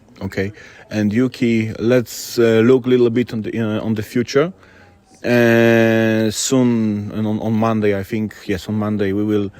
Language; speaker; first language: English; non-native, fluent; Polish